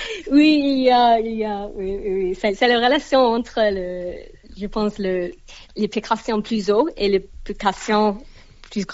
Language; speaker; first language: French; non-native, learner; English